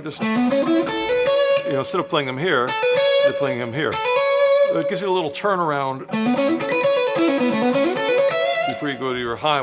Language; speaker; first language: English; native; English